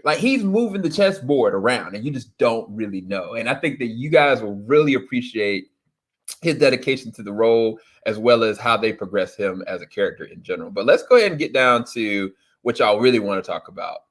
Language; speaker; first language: English; native; English